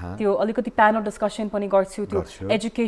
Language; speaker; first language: Nepali; early bilingual, heritage; English